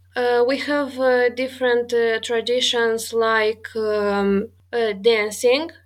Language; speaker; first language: English; non-native, fluent; Romanian